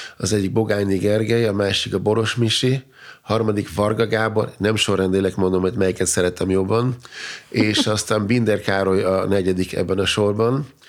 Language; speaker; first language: Hungarian; non-native, fluent; German